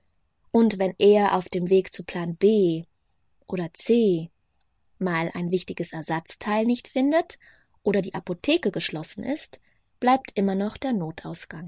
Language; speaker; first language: German; native; German